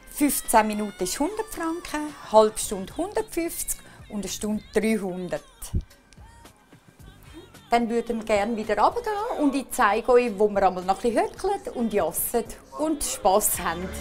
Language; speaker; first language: German; native; German